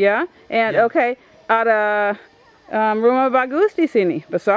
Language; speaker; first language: Indonesian; non-native, learner; English